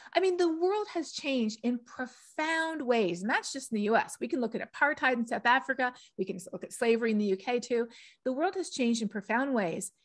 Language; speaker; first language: English; native; English